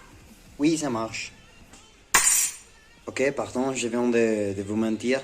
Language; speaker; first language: French; non-native, learner; Spanish